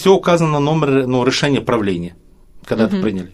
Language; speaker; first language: Russian; native; Russian